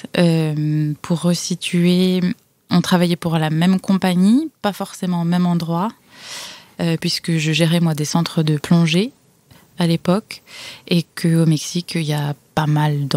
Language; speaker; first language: French; native; French